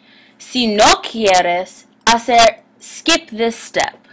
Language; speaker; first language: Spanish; non-native, learner; English